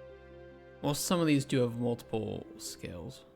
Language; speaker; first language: English; native; English